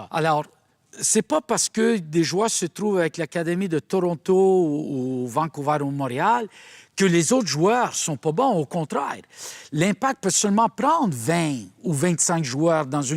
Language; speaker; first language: French; native; French